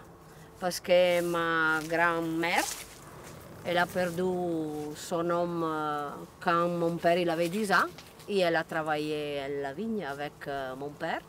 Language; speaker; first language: French; non-native, learner; Italian